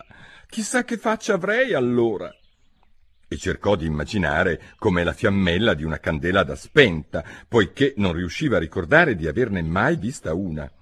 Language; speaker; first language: Italian; native; Italian